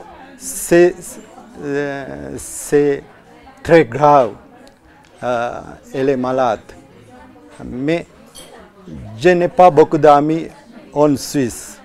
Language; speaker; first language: French; non-native, learner; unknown